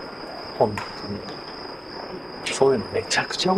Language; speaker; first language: Japanese; native; Japanese